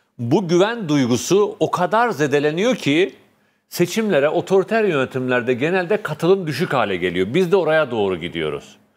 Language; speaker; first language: Turkish; native; Turkish